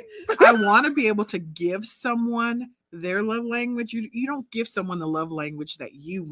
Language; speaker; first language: English; native; English